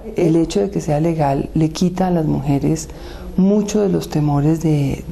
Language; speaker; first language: Spanish; native; Spanish